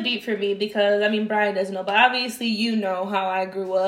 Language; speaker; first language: English; native; English